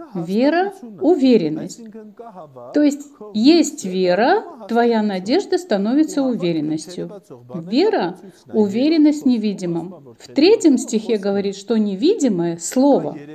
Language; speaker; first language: Russian; non-native, local second language; Armenian